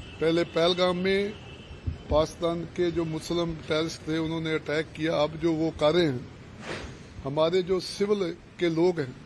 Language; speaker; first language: Hindi; non-native, local second language; Punjabi